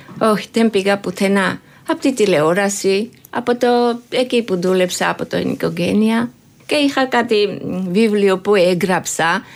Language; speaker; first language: Greek; non-native, learner; Georgian